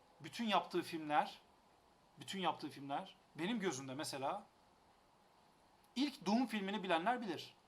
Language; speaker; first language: Turkish; native; Turkish